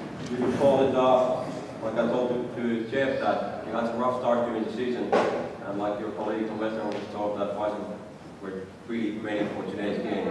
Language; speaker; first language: English; non-native, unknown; Finnish